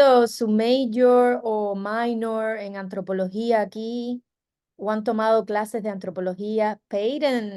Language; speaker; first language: Spanish; native; Spanish